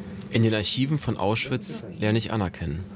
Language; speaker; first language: German; native; German